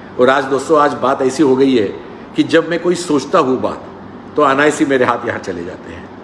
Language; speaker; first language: Hindi; non-native, local second language; Marathi